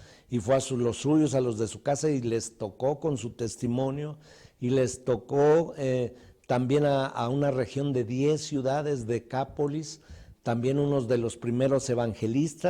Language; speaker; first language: Spanish; native; Spanish